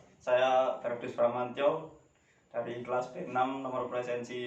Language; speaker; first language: Indonesian; native; Indonesian